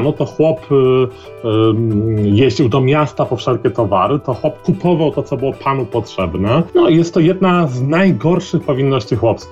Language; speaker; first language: Polish; native; Polish